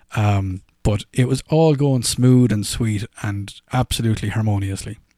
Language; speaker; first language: English; native; English